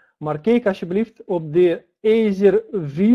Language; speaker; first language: Dutch; non-native, learner; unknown